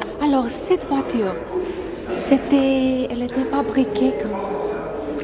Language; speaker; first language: French; non-native, fluent; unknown